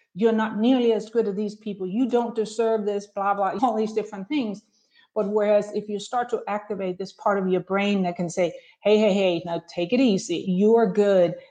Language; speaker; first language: English; non-native, fluent; Danish